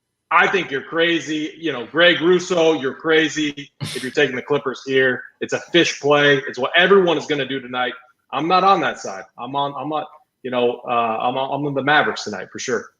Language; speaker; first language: English; native; English